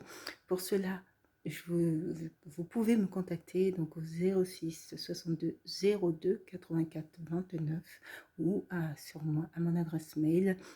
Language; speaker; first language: French; native; French